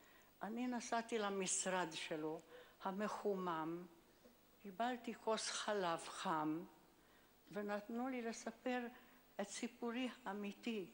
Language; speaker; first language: Hebrew; non-native, fluent; Hungarian